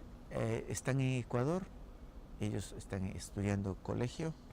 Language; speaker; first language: Spanish; non-native, local second language; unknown